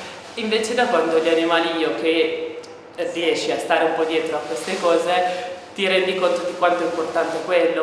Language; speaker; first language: Italian; native; Italian